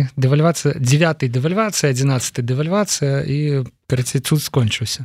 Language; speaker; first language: Belarusian; non-native, local second language; Russian